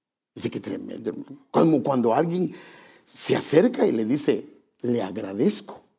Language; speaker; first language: Spanish; native; Spanish